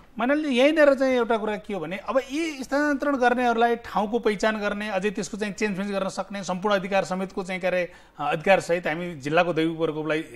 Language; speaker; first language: Nepali; native; Nepali